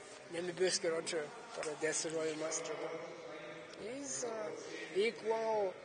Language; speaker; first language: Spanish; non-native, learner; English